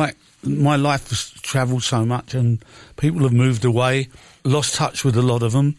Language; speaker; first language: English; native; English